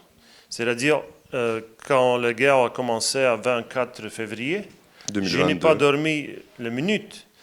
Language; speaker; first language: French; non-native, fluent; Latvian